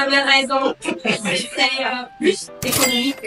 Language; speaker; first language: French; non-native, fluent; Vietnamese